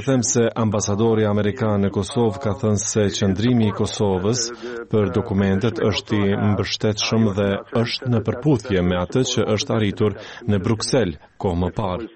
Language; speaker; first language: Albanian; native; Albanian